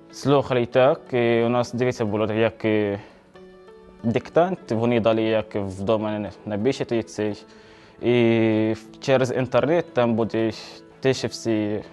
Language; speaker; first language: Ukrainian; non-native, learner; Arabic